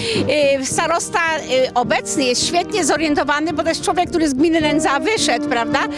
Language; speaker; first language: Polish; native; Polish